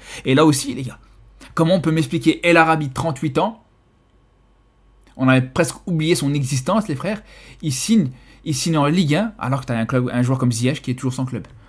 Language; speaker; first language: French; native; French